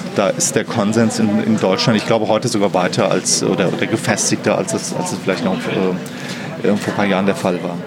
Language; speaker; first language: German; native; German